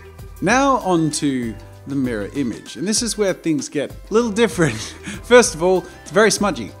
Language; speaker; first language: English; native; English